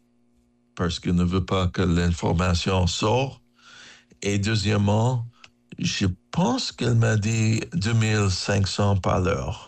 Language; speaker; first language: French; non-native, learner; English